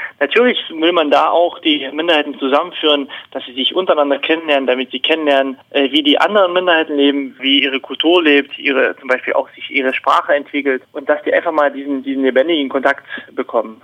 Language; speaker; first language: German; non-native, local second language; Upper Sorbian